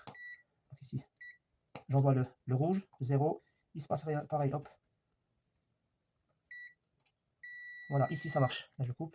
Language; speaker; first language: French; native; French